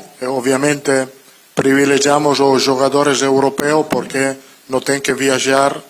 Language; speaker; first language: Portuguese; non-native, learner; Italian